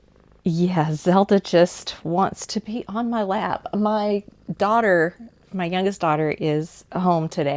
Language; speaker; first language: English; native; English